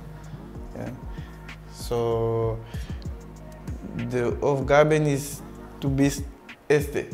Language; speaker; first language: German; non-native, learner; French